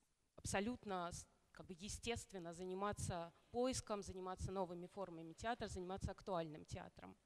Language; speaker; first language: Russian; native; Russian